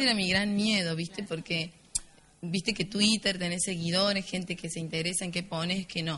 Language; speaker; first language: Spanish; native; Spanish